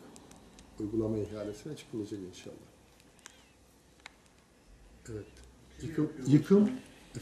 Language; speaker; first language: Turkish; native; Turkish